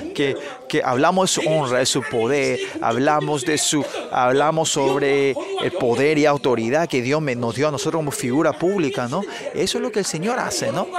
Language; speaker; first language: Spanish; non-native, fluent; Korean